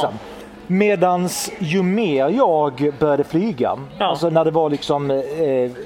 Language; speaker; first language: Swedish; early bilingual, other home language; Italian